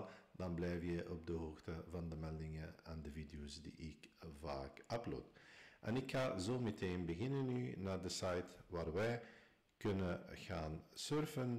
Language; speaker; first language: Dutch; non-native, fluent; Arabic